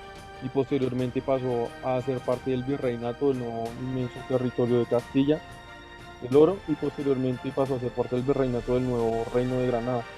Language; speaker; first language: Spanish; native; Spanish